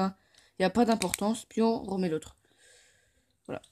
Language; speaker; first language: French; native; French